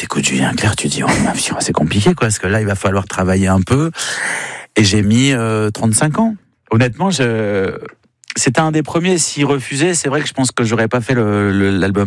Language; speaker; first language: French; native; French